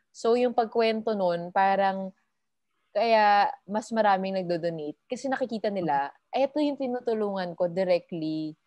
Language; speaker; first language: Filipino; native; Filipino